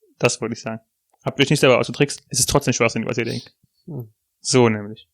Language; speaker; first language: German; native; German